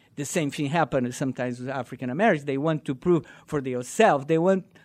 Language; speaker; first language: English; non-native, learner; Portuguese